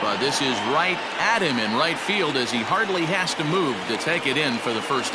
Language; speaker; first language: English; native; English